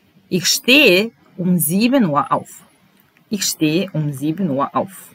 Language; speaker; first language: German; non-native, fluent; Serbian